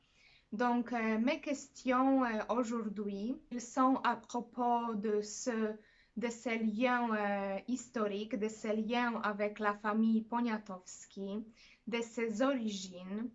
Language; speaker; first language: French; non-native, fluent; Polish